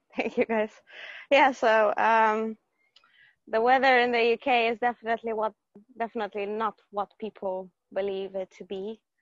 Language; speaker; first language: English; non-native, fluent; Romanian